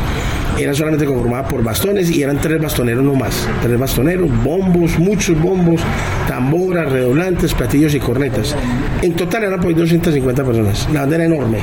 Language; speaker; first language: Spanish; native; Spanish